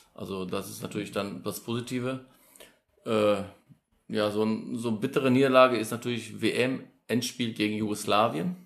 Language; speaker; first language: German; early bilingual, other home language; Polish